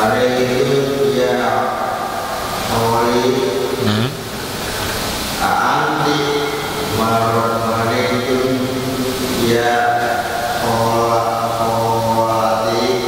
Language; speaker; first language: Arabic; non-native, fluent; Indonesian